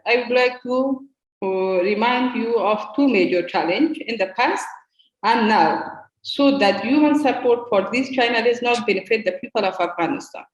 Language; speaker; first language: English; non-native, learner; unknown